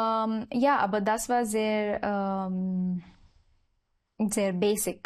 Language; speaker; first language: German; non-native, learner; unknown